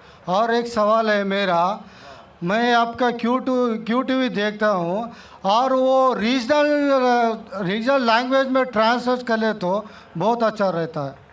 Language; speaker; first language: Hindi; non-native, local second language; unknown